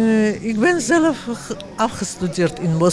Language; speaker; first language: Dutch; non-native, fluent; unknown